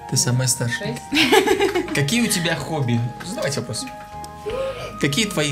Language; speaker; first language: Russian; native; Russian